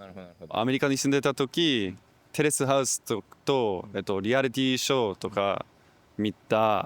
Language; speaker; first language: Japanese; non-native, learner; English